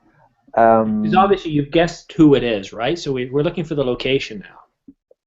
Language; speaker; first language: English; native; English